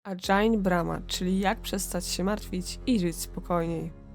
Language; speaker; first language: Polish; native; Polish